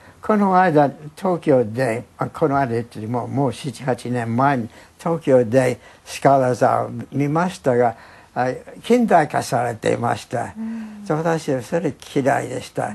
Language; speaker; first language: Japanese; non-native, fluent; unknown